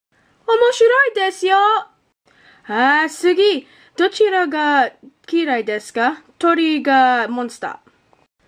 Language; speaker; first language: Japanese; non-native, learner; English